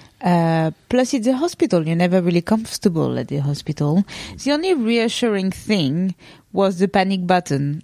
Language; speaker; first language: English; non-native, fluent; French